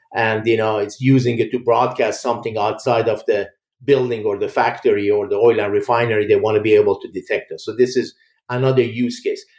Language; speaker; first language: English; early bilingual, other home language; Persian